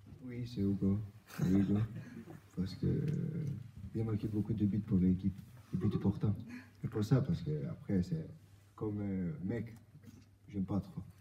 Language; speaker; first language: French; non-native, learner; Albanian